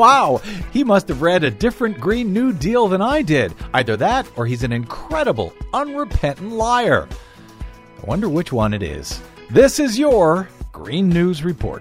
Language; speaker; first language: English; native; English